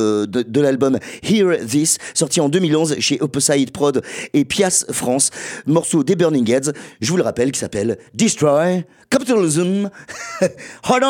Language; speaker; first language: French; native; French